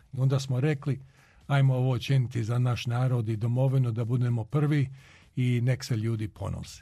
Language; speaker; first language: Croatian; early bilingual, heritage; Croatian